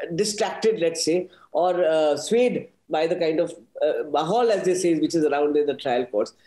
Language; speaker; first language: English; non-native, local second language; Hindi